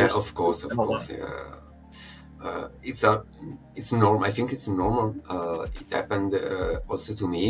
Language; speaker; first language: English; non-native, fluent; Italian